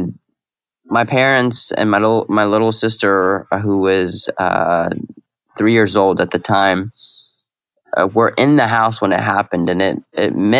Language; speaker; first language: English; early bilingual, other home language; Arabic